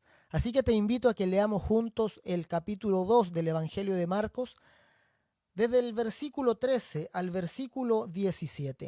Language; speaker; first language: Spanish; native; Spanish